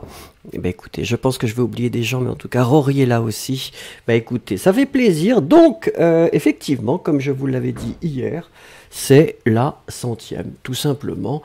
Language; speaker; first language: French; native; French